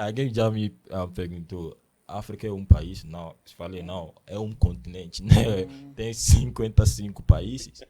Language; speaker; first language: Portuguese; non-native, learner; Akan